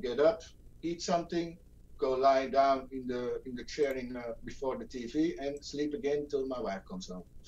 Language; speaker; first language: English; non-native, fluent; Dutch